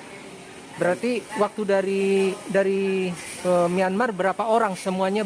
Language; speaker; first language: Indonesian; native; Indonesian